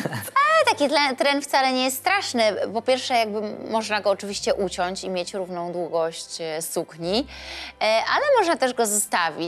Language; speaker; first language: Polish; native; Polish